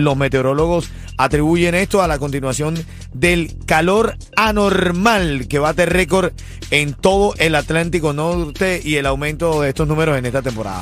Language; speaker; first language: Spanish; native; Spanish